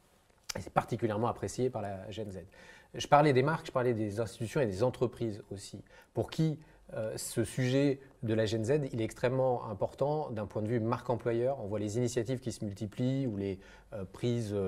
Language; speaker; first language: French; native; French